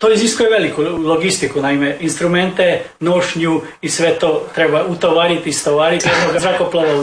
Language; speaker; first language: Serbian; native; Serbian